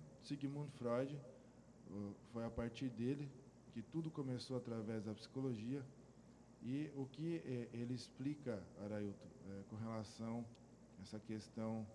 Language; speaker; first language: Portuguese; native; Portuguese